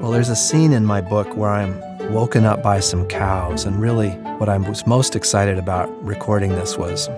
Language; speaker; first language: English; native; English